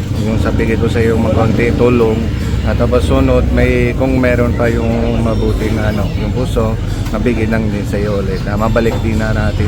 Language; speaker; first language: Filipino; non-native, local second language; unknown